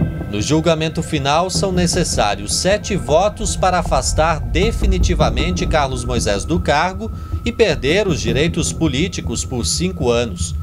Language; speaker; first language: Portuguese; native; Portuguese